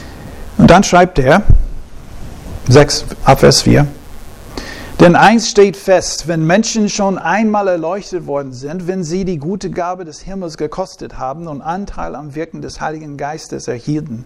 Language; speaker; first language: German; non-native, fluent; English